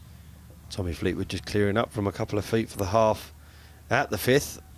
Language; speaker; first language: English; native; English